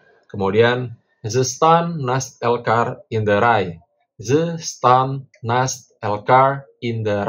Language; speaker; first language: Dutch; non-native, fluent; Indonesian